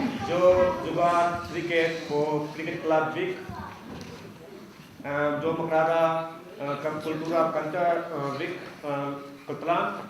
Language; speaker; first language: Catalan; non-native, learner; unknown